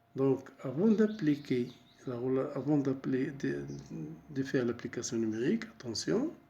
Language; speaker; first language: French; non-native, local second language; Arabic